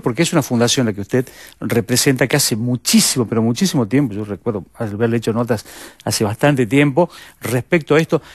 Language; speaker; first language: Spanish; native; Spanish